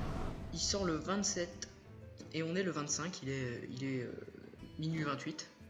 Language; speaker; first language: French; native; French